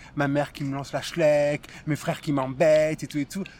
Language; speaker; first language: French; native; French